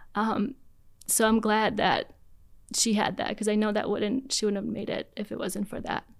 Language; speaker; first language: English; early bilingual, other home language; Polish